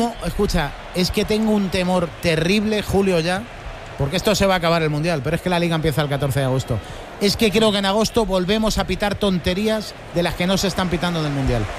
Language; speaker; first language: Spanish; native; Spanish